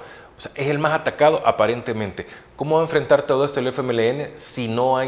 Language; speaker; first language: Spanish; native; Spanish